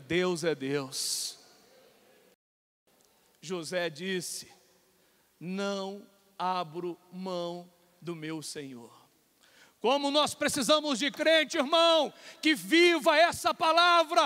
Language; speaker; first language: Portuguese; native; Portuguese